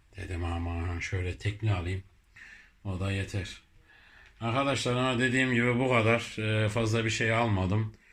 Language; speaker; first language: Turkish; early bilingual, heritage; Turkish